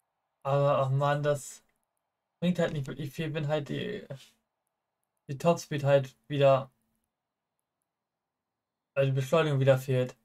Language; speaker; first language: German; native; German